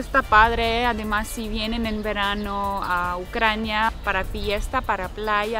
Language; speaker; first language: Spanish; early bilingual, heritage; Russian